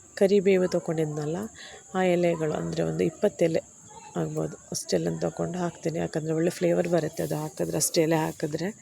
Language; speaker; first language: Kannada; native; Kannada